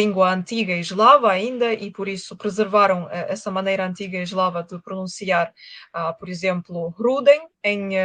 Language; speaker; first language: Portuguese; non-native, fluent; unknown